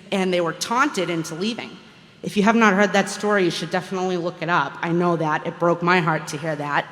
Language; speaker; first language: English; native; English